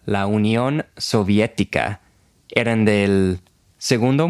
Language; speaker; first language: Spanish; non-native, fluent; English